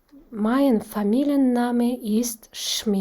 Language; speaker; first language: German; non-native, fluent; Kazakh